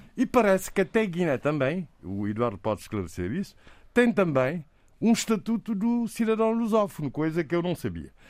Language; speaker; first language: Portuguese; non-native, local second language; Kabuverdianu